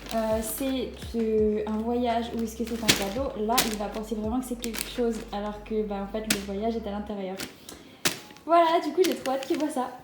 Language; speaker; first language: French; native; French